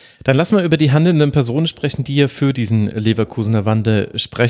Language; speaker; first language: German; native; German